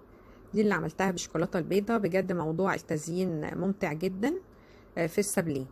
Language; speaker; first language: Arabic; native; Arabic